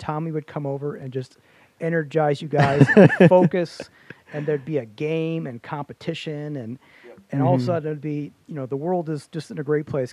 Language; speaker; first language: English; native; English